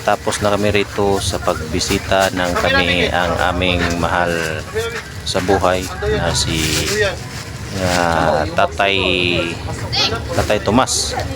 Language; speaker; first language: Filipino; non-native, local second language; Cebuano